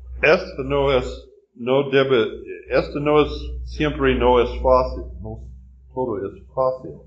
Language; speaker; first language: Spanish; non-native, learner; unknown